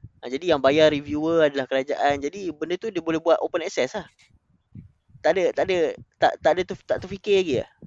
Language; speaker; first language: Malay; native; Malay